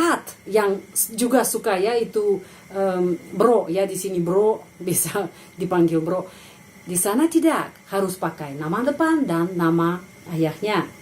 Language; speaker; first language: Indonesian; non-native, fluent; Russian